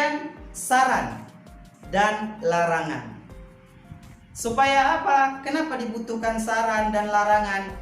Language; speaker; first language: Indonesian; native; Indonesian